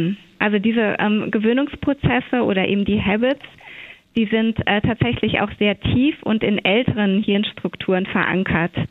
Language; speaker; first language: German; native; German